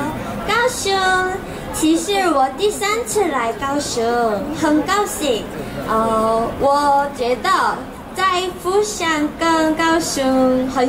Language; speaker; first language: Chinese; non-native, learner; Korean